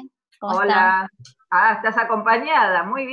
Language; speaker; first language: Spanish; native; Spanish